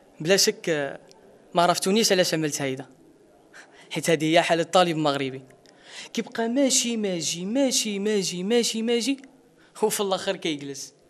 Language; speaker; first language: Arabic; non-native, local second language; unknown